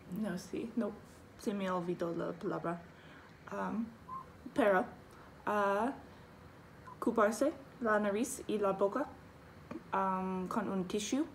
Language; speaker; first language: Spanish; non-native, learner; English